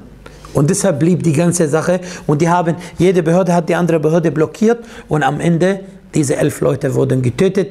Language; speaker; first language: German; non-native, fluent; Arabic